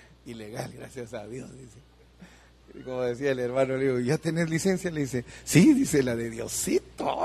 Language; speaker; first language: Spanish; native; Spanish